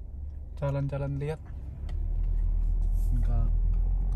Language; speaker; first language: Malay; non-native, learner; Chinese